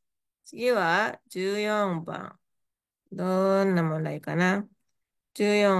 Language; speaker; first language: Japanese; non-native, fluent; Indonesian